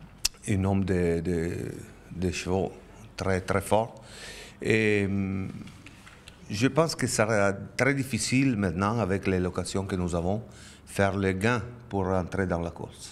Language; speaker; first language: French; non-native, learner; Italian